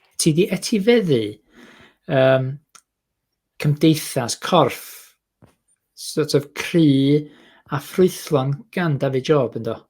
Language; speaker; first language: Welsh; native; Welsh